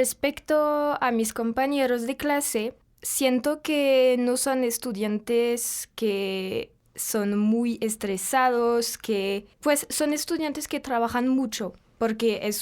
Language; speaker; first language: Spanish; non-native, fluent; French